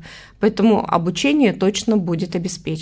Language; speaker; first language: Russian; native; Russian